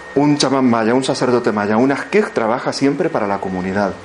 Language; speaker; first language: Spanish; native; Spanish